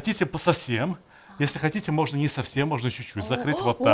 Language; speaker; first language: Russian; native; Russian